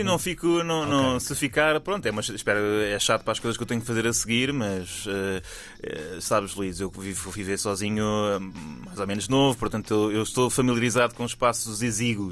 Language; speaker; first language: Portuguese; native; Portuguese